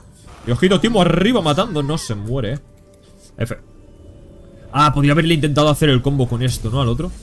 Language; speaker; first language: Spanish; native; Spanish